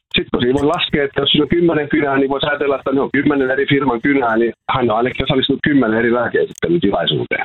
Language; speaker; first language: Finnish; native; Finnish